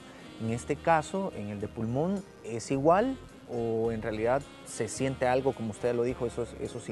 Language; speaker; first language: Spanish; native; Spanish